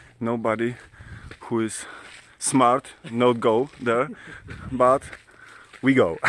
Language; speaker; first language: English; non-native, learner; Polish